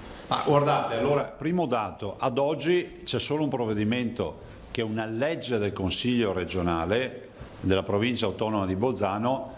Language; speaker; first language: Italian; native; Italian